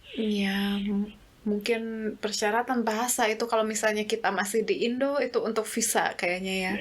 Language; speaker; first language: Indonesian; native; Indonesian